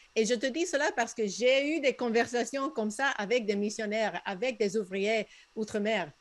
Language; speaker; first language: French; non-native, fluent; Spanish